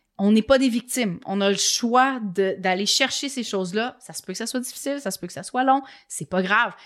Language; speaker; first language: French; native; French